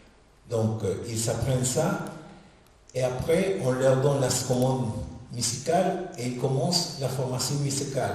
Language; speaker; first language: French; non-native, fluent; Spanish